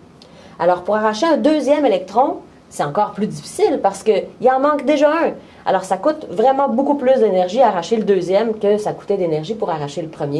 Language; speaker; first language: French; native; French